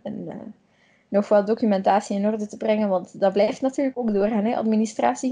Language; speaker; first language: Dutch; native; Dutch